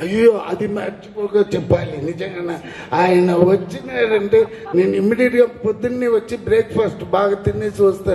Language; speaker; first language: Telugu; non-native, learner; Tamil